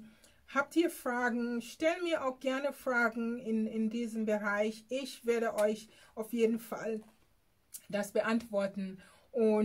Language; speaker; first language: German; non-native, fluent; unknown